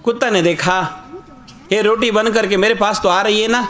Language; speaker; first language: Hindi; non-native, local second language; Marathi